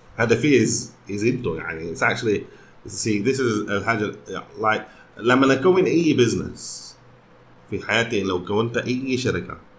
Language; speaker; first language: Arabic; early bilingual, heritage; Arabic